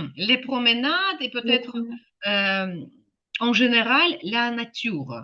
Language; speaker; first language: French; non-native, fluent; Ukrainian